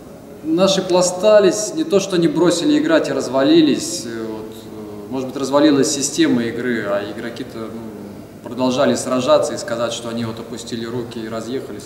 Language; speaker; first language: Russian; native; Russian